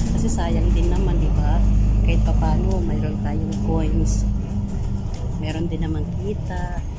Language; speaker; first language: Filipino; non-native, local second language; Waray